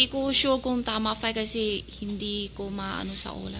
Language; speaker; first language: Filipino; non-native, learner; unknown